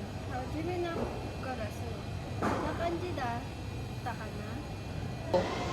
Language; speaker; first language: Japanese; non-native, learner; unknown